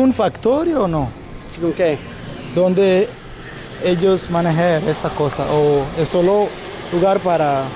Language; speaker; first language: Spanish; non-native, learner; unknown